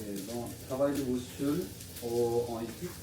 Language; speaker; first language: French; non-native, learner; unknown